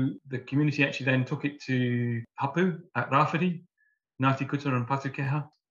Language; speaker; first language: English; native; English